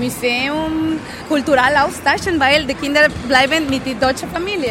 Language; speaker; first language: German; non-native, learner; Spanish